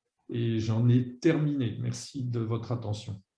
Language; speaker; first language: French; native; French